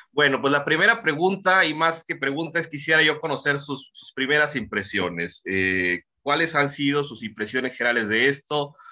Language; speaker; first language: Spanish; native; Spanish